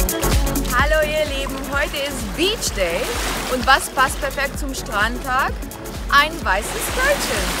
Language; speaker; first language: German; non-native, fluent; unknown